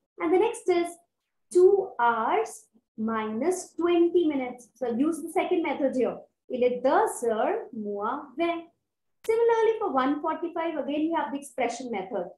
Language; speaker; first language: English; non-native, local second language; Hindi